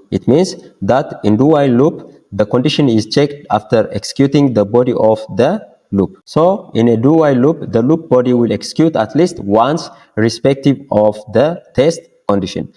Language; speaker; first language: English; non-native, local second language; Amharic